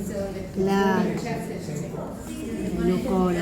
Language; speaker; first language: Spanish; native; Spanish